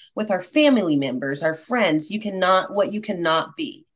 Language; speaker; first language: English; non-native, fluent; Spanish